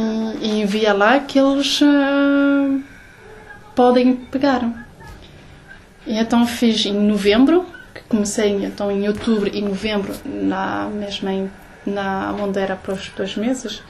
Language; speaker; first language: Portuguese; early bilingual, heritage; Portuguese